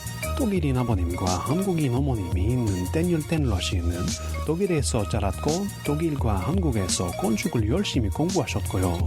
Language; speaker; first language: Korean; non-native, learner; English